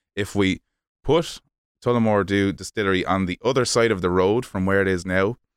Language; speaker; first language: English; native; English